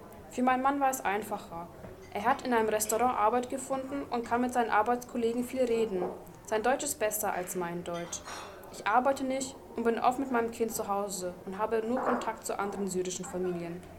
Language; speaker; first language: German; non-native, fluent; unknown